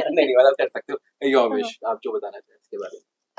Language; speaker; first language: Hindi; native; Hindi